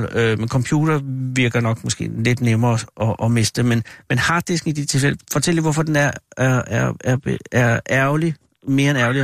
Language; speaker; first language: Danish; native; Danish